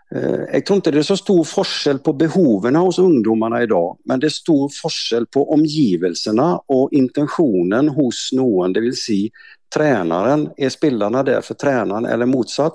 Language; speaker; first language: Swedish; native; Swedish